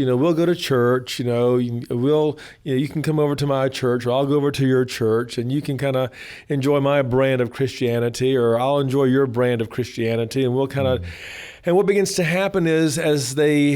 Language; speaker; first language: English; native; English